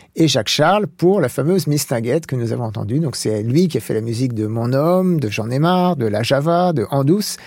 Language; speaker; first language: French; native; French